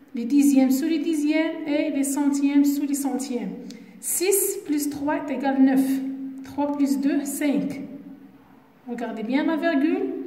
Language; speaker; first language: French; non-native, local second language; Arabic